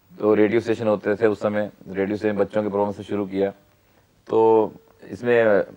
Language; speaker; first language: Hindi; non-native, local second language; Punjabi